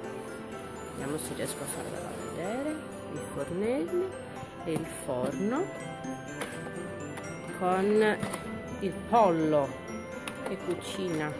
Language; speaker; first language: Italian; native; Italian